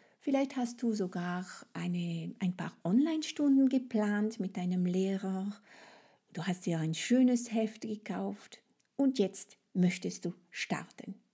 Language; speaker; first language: German; non-native, fluent; French